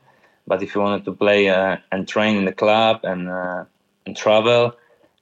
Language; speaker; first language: English; non-native, fluent; Polish